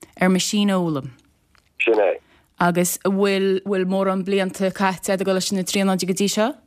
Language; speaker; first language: Irish; native; Irish